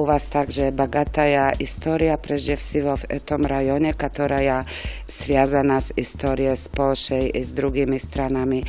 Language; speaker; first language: Russian; non-native, fluent; German